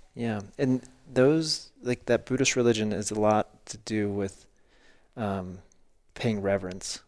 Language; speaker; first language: English; native; English